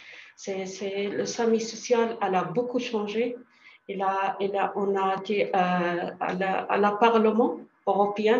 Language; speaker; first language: French; non-native, learner; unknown